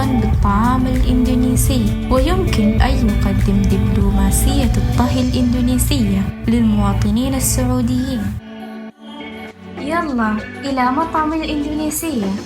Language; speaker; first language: Arabic; non-native, learner; Indonesian